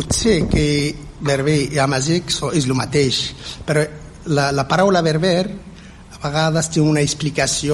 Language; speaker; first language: Catalan; non-native, fluent; Berber languages